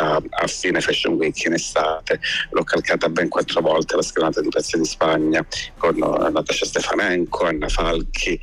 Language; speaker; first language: Italian; native; Italian